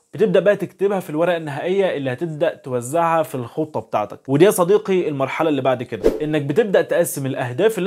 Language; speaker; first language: Arabic; native; Arabic